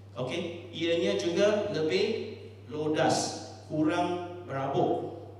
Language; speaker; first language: Malay; non-native, local second language; Chinese